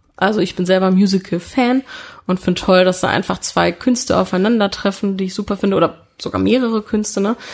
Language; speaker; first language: German; early bilingual, other home language; Italian